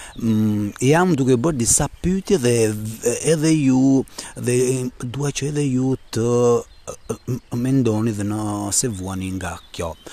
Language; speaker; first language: Albanian; early bilingual, heritage; Albanian